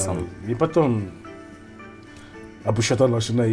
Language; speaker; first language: Russian; non-native, learner; English